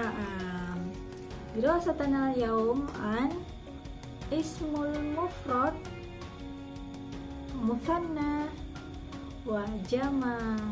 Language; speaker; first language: Arabic; non-native, learner; Indonesian